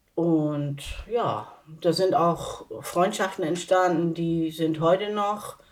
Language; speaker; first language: German; native; German